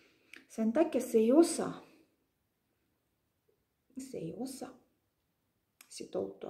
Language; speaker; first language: Finnish; non-native, fluent; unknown